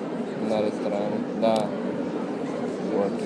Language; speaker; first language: Russian; non-native, learner; Japanese